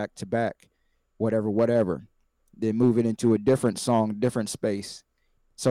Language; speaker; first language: English; native; English